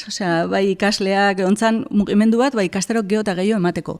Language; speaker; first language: Basque; native; Basque